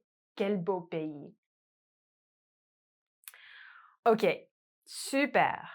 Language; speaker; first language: French; non-native, fluent; English